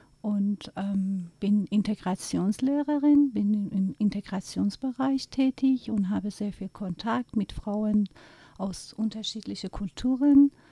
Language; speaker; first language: German; non-native, fluent; Persian